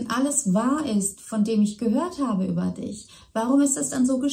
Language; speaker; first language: German; native; German